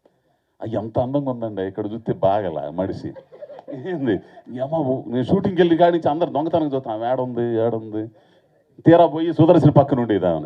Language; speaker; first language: Telugu; native; Telugu